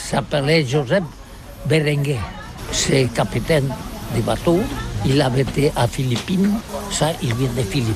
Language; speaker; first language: French; non-native, learner; Catalan